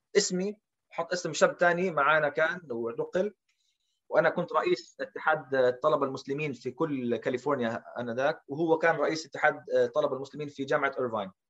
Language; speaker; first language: Arabic; early bilingual, heritage; Arabic